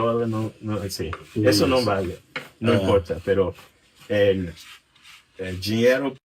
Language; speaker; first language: Portuguese; non-native, learner; English